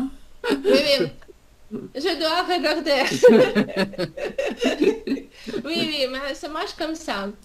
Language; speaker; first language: French; non-native, learner; Russian